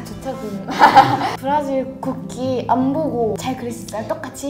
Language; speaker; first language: Korean; native; Korean